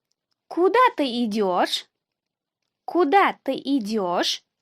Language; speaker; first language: Russian; non-native, fluent; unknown